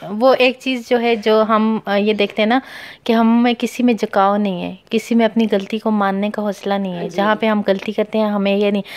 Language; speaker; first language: Urdu; non-native, local second language; Pashto